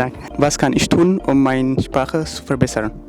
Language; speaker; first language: German; non-native, learner; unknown